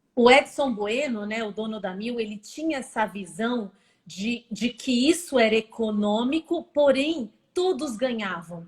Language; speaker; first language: Portuguese; native; Portuguese